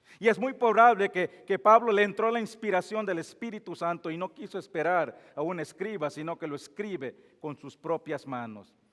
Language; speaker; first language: Spanish; non-native, fluent; English